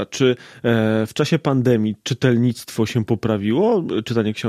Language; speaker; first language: Polish; native; Polish